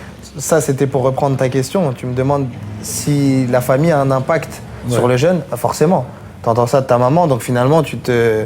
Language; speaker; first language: French; native; French